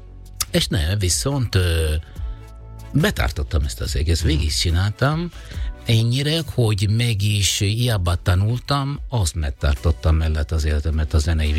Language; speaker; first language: Hungarian; non-native, learner; Italian